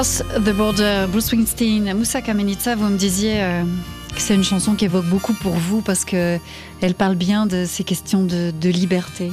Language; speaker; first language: French; native; French